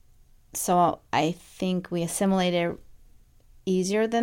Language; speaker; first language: English; early bilingual, other home language; Spanish